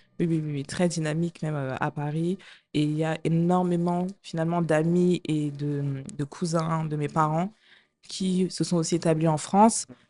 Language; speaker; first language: French; native; French